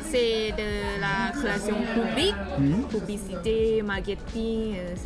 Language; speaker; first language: French; non-native, learner; Thai